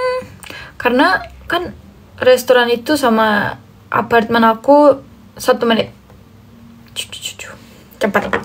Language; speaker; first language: Indonesian; non-native, learner; Turkish